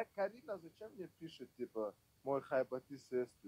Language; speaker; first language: Russian; non-native, local second language; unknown